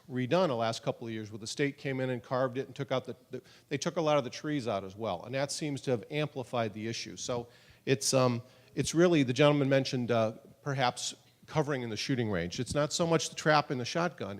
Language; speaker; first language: English; native; English